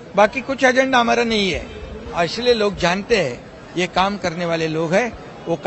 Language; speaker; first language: Hindi; non-native, local second language; Marathi